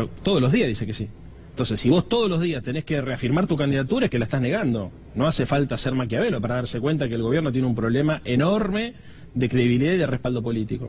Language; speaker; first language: Spanish; native; Spanish